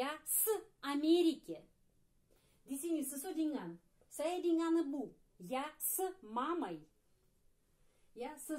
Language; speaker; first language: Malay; non-native, fluent; Russian